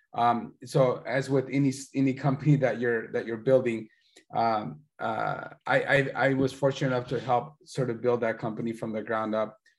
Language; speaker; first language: English; early bilingual, other home language; Spanish